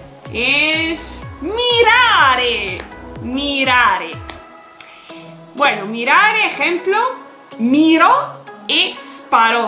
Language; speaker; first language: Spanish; non-native, fluent; Italian